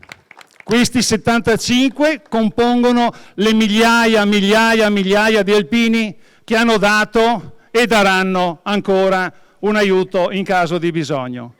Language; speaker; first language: Italian; native; Italian